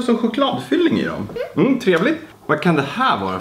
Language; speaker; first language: Swedish; native; Swedish